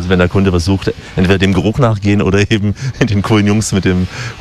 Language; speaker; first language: German; native; German